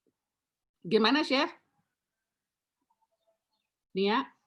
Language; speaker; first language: Indonesian; native; Indonesian